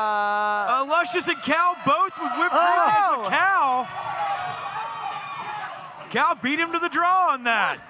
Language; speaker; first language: English; native; English